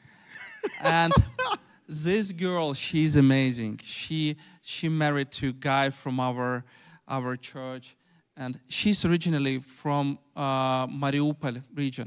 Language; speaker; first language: English; non-native, fluent; Ukrainian